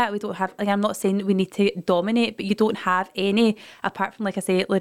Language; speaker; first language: English; native; English